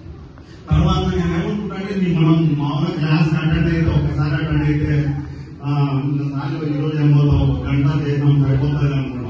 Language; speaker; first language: Telugu; native; Telugu